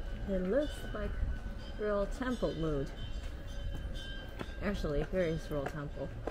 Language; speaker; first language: English; non-native, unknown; Korean